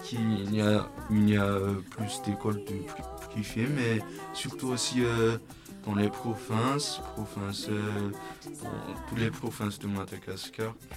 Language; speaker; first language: French; non-native, local second language; Malagasy